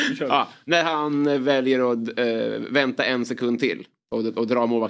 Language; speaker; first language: Swedish; native; Swedish